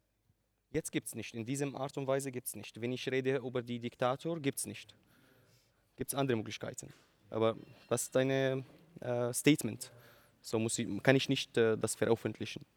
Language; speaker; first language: German; non-native, learner; Arabic